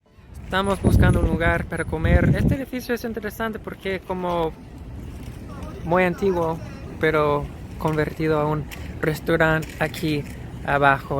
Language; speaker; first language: Spanish; non-native, fluent; English